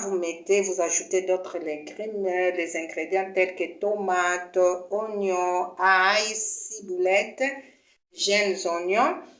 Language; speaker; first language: French; non-native, local second language; Lingala